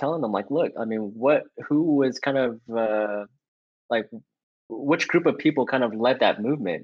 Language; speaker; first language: English; native; English